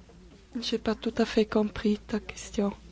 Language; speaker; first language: French; non-native, local second language; German